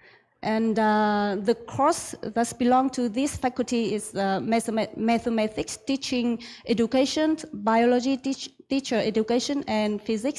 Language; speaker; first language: English; non-native, learner; Vietnamese